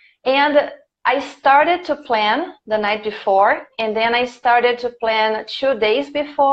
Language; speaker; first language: English; non-native, fluent; Portuguese